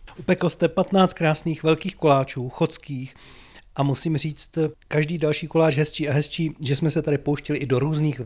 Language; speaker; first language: Czech; native; Czech